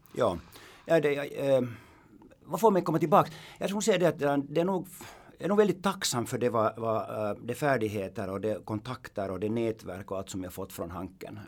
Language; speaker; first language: Swedish; non-native, local second language; Finnish